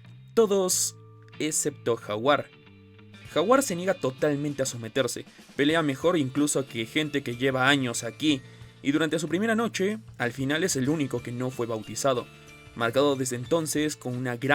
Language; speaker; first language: Spanish; native; Spanish